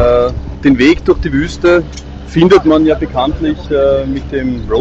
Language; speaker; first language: German; native; German